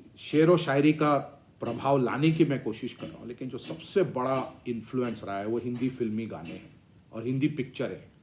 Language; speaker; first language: Hindi; non-native, local second language; Tamil